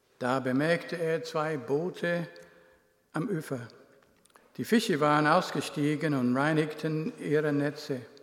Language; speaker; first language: German; non-native, fluent; English